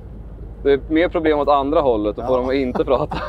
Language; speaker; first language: Swedish; native; Swedish